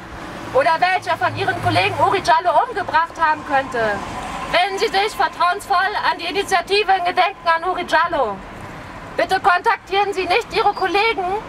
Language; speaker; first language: German; native; German